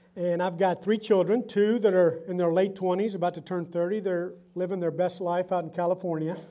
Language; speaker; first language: English; early bilingual, other home language; Spanish